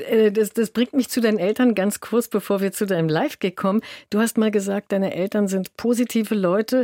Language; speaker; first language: German; native; German